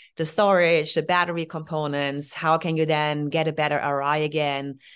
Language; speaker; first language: English; non-native, fluent; German